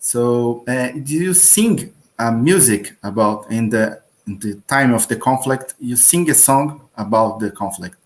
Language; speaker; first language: English; non-native, learner; Portuguese